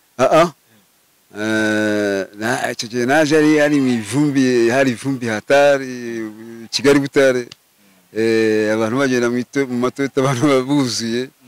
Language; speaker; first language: Kinyarwanda; native; Kinyarwanda